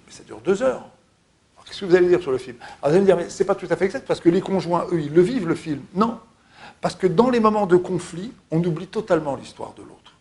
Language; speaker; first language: French; native; French